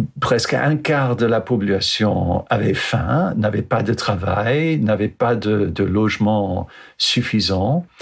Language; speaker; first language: French; non-native, fluent; English